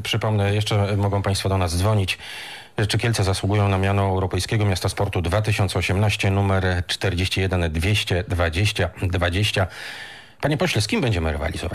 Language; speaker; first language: Polish; native; Polish